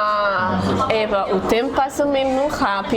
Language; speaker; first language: Portuguese; non-native, fluent; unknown